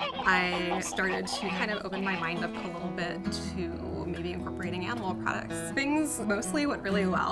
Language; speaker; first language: English; native; English